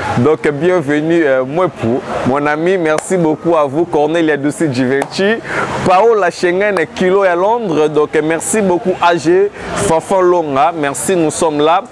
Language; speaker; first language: French; non-native, local second language; Lingala